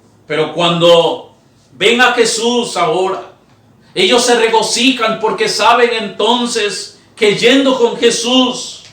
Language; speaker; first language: Spanish; native; Spanish